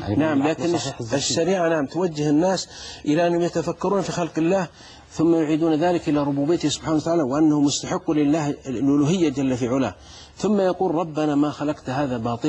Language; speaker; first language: Arabic; native; Arabic